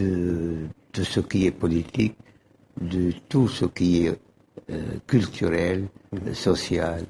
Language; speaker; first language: French; non-native, fluent; Arabic